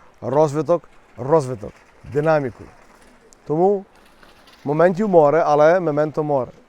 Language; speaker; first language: Ukrainian; native; Ukrainian